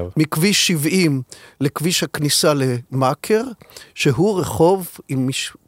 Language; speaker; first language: Hebrew; native; Hebrew